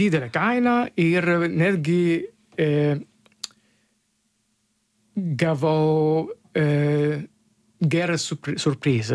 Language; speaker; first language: Lithuanian; non-native, learner; Italian